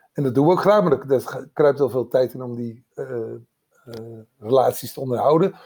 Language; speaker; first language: Dutch; native; Dutch